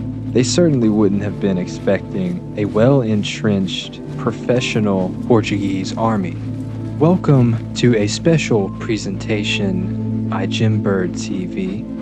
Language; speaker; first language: English; native; English